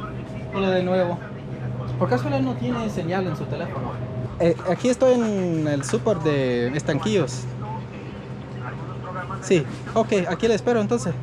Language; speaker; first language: Spanish; non-native, fluent; English